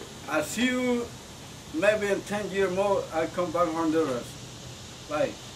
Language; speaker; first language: English; non-native, learner; Spanish